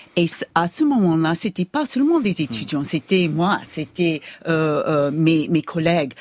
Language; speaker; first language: French; non-native, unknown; English